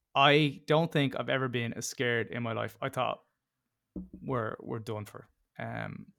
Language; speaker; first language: English; native; English